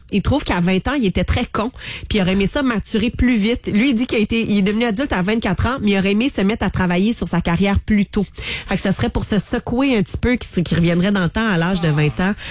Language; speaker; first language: French; native; French